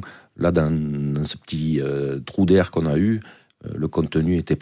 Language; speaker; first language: French; native; French